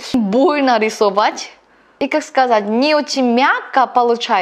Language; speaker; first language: Russian; non-native, learner; Korean